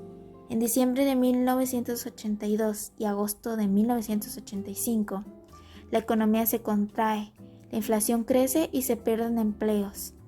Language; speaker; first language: Spanish; native; Spanish